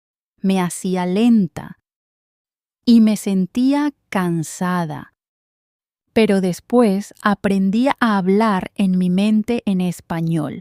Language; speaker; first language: Spanish; non-native, fluent; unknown